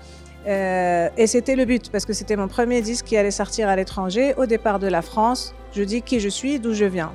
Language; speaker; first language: French; non-native, local second language; Arabic